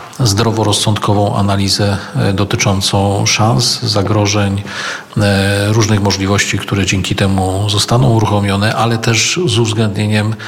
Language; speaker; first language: Polish; native; Polish